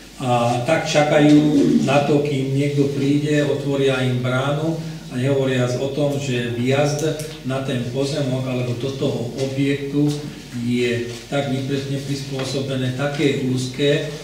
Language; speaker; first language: Slovak; native; Slovak